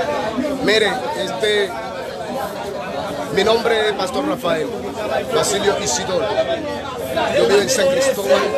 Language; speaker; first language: Spanish; non-native, learner; Haitian Creole